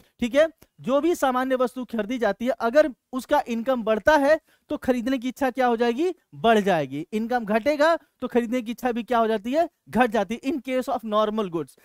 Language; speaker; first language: Hindi; native; Hindi